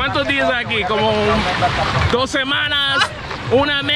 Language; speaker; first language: Spanish; non-native, learner; English